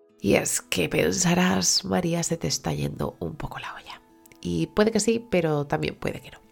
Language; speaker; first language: Spanish; native; Spanish